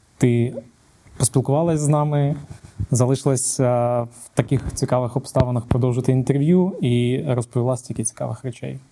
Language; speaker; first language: Ukrainian; native; Ukrainian